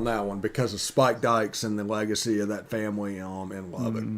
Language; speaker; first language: English; native; English